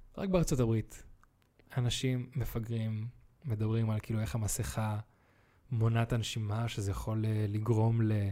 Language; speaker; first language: Hebrew; native; Hebrew